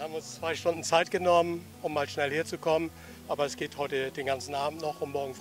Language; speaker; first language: German; native; German